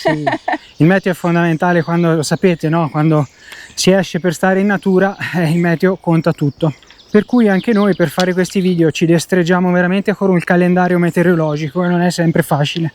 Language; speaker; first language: Italian; native; Italian